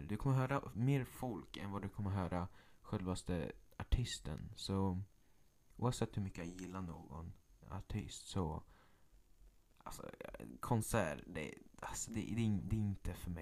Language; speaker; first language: Swedish; early bilingual, other home language; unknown